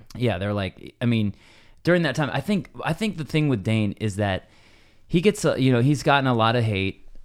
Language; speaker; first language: English; native; English